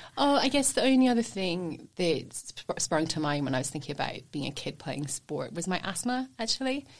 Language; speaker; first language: English; native; English